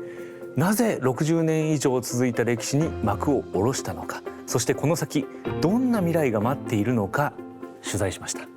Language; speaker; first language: Japanese; native; Japanese